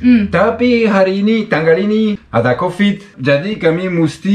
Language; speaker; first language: Indonesian; non-native, fluent; Croatian